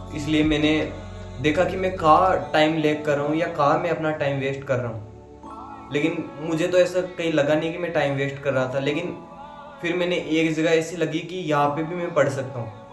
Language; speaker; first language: Hindi; native; Hindi